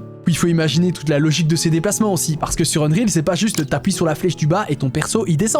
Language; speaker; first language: French; native; French